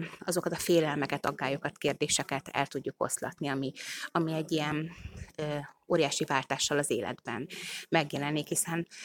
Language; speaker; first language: Hungarian; native; Hungarian